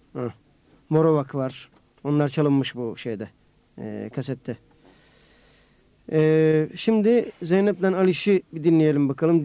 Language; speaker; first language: Turkish; native; Turkish